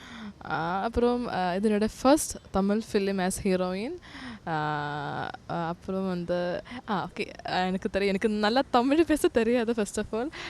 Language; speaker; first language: Tamil; non-native, learner; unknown